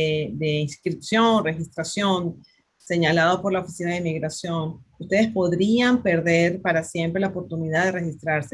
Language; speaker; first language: Spanish; native; Spanish